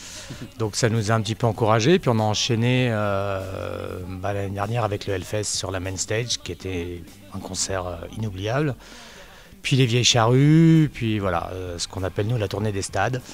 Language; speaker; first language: French; native; French